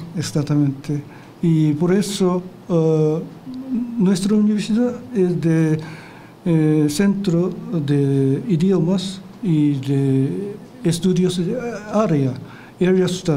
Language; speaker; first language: Spanish; non-native, fluent; Japanese